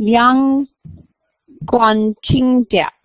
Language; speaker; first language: Chinese; non-native, learner; English